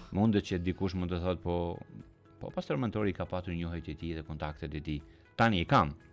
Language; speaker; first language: Albanian; early bilingual, heritage; Albanian